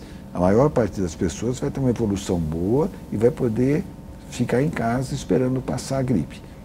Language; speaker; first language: Portuguese; native; Portuguese